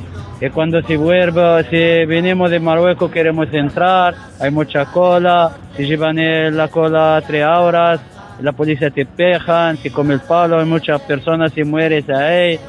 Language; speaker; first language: Spanish; early bilingual, other home language; Arabic